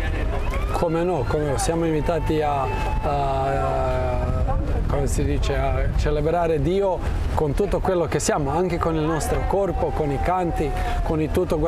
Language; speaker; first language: Italian; non-native, fluent; Croatian